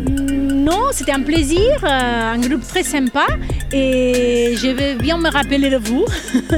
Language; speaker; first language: French; non-native, fluent; Catalan